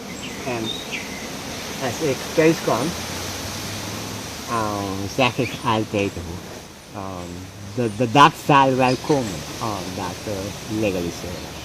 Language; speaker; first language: Dutch; non-native, local second language; Papiamento